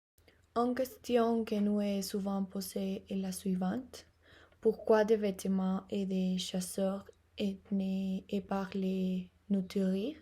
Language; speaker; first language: French; non-native, learner; Spanish